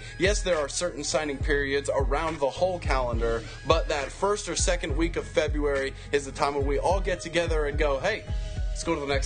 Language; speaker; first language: English; native; English